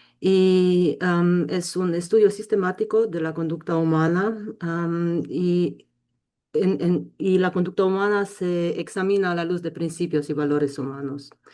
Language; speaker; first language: Spanish; non-native, fluent; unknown